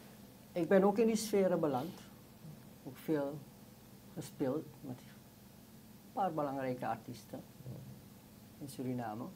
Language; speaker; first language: Dutch; non-native, local second language; Sranan Tongo